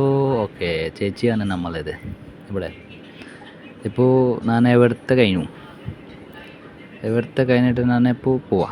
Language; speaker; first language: Malayalam; non-native, learner; Hindi